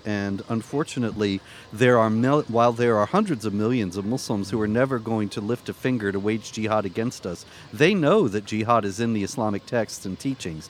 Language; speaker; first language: English; native; English